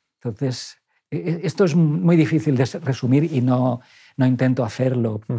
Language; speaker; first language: Spanish; native; Spanish